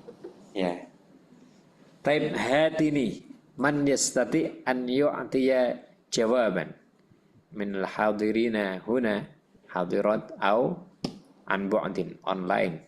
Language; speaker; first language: Arabic; non-native, fluent; Indonesian